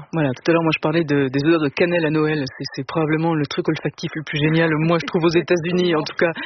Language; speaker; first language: French; native; French